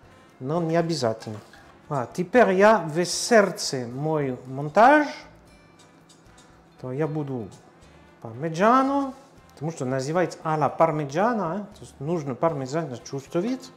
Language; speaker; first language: Russian; non-native, learner; French